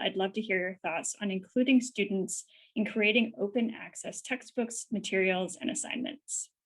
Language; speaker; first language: English; native; English